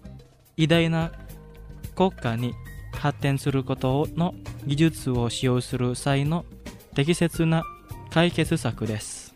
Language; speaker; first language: Japanese; non-native, learner; Indonesian